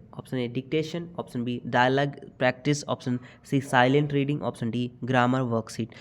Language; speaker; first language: Hindi; native; Hindi